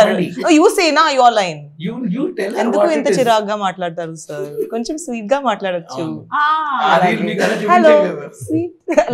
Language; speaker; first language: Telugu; non-native, learner; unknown